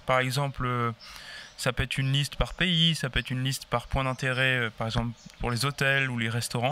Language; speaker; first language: French; native; French